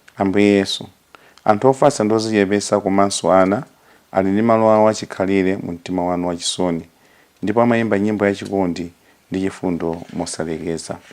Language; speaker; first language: Nyanja; native; Nyanja